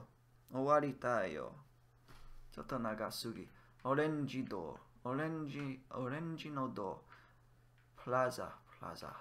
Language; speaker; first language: Japanese; non-native, learner; English